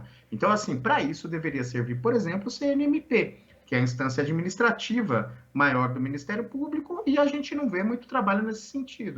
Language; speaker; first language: Portuguese; native; Portuguese